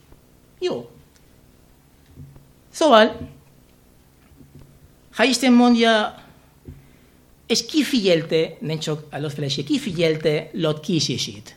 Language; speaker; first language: Hungarian; non-native, fluent; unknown